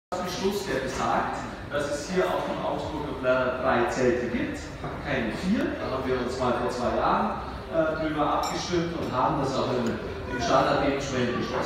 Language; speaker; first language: German; native; German